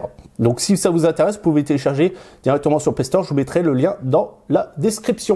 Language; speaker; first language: French; native; French